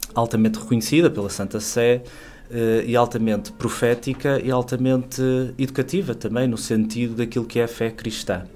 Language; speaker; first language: Portuguese; native; Portuguese